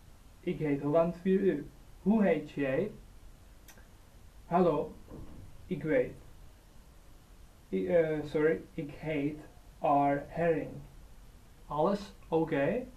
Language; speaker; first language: Dutch; non-native, learner; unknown